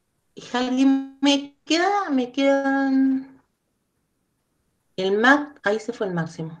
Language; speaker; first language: Spanish; native; Spanish